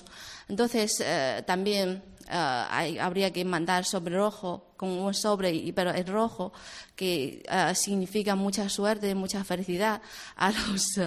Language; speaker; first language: Spanish; non-native, fluent; Chinese